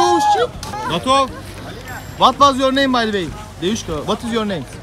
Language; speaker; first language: English; non-native, learner; Turkish